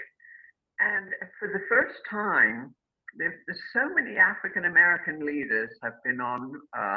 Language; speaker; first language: English; native; English